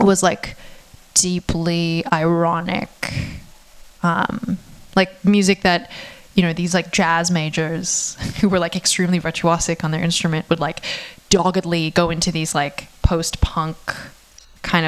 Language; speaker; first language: English; native; English